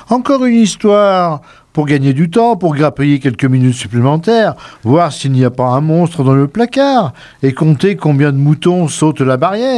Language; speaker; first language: French; native; French